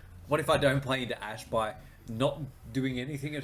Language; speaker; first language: English; native; English